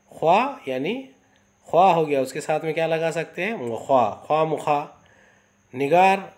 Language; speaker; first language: Urdu; native; Urdu